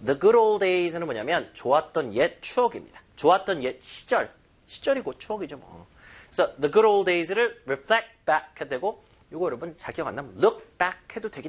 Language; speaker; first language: Korean; native; Korean